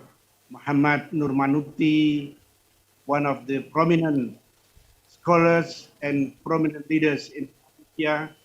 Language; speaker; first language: English; non-native, fluent; Indonesian